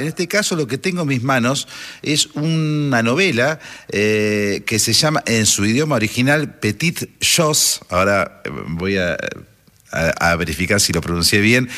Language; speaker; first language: Spanish; native; Spanish